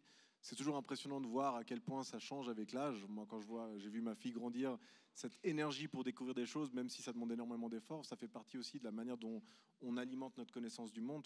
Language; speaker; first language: French; native; French